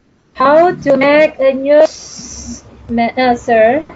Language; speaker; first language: English; non-native, learner; Indonesian